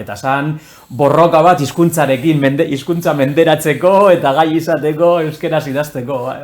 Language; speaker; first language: Basque; non-native, local second language; Spanish